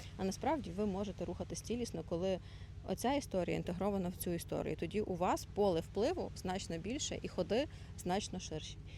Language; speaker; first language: Ukrainian; non-native, local second language; Russian